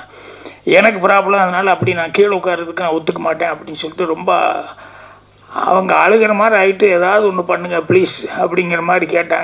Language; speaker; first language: Tamil; native; Tamil